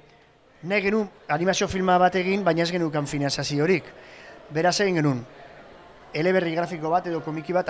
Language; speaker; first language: Basque; native; Basque